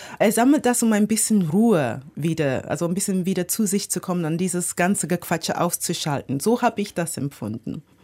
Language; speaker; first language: German; non-native, fluent; English